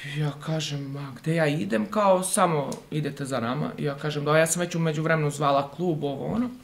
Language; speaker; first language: Serbian; native; Serbian